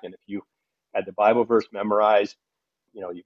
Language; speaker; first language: English; native; English